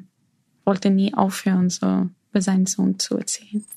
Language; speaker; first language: German; non-native, fluent; Arabic